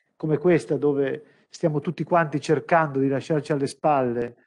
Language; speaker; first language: Italian; native; Italian